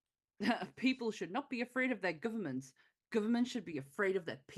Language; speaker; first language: English; native; English